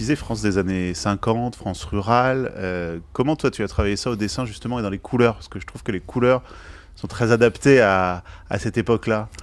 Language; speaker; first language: French; native; French